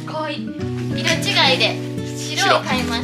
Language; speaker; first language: Japanese; native; Japanese